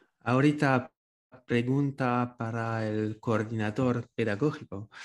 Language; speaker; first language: Spanish; non-native, fluent; French